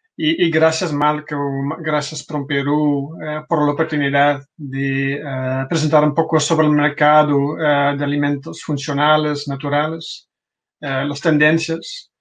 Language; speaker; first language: Spanish; non-native, fluent; Dutch